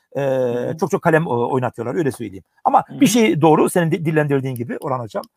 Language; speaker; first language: Turkish; early bilingual, heritage; Turkish